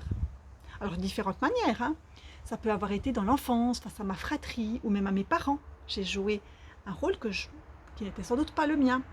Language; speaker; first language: French; native; French